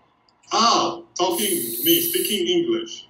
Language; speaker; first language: English; non-native, fluent; Portuguese